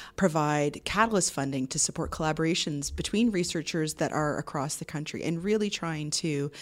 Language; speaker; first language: English; native; English